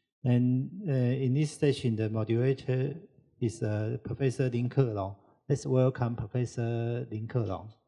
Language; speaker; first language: English; non-native, learner; Chinese